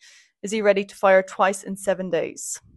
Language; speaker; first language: English; native; English